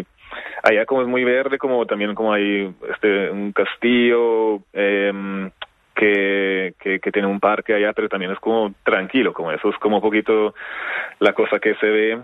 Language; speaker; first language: Spanish; non-native, fluent; German